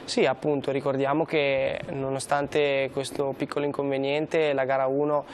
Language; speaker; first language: Italian; native; Italian